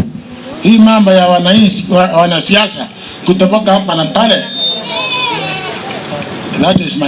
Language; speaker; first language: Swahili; non-native, local second language; Meru